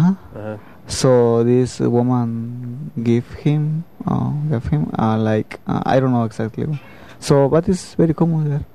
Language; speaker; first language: English; non-native, learner; Spanish